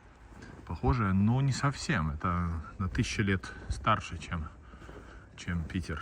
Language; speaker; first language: Russian; early bilingual, heritage; Russian